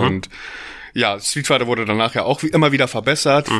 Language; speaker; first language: German; native; German